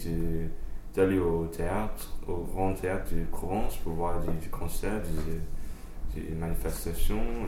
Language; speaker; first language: French; non-native, fluent; English